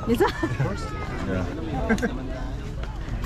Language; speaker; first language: English; non-native, learner; Korean